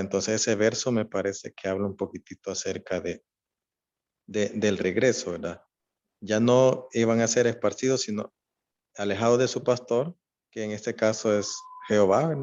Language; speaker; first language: Spanish; native; Spanish